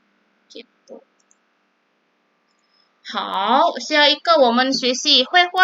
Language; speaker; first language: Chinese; non-native, fluent; Indonesian